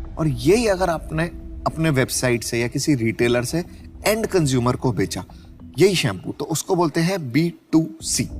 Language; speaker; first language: Hindi; native; Hindi